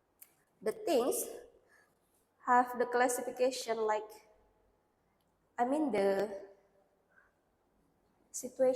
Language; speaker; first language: English; non-native, learner; Indonesian